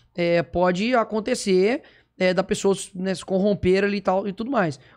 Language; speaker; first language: Portuguese; native; Portuguese